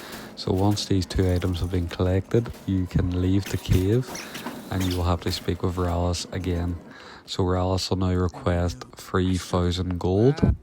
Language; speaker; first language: English; native; English